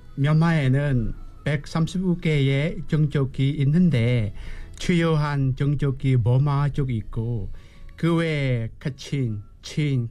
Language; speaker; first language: Korean; non-native, fluent; Burmese